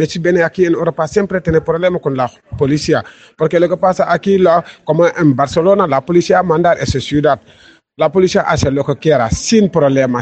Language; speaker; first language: Spanish; non-native, learner; Wolof